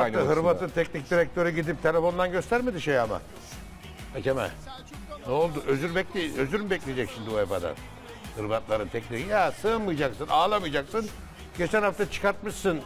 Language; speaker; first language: Turkish; native; Turkish